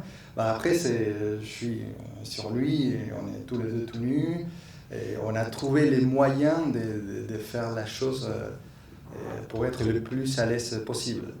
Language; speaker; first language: French; non-native, fluent; Spanish